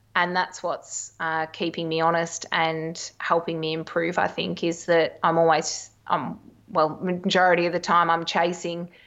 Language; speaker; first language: English; native; English